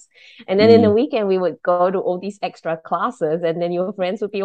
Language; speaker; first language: English; non-native, local second language; Chinese